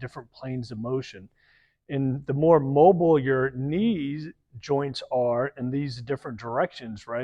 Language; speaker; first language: English; native; English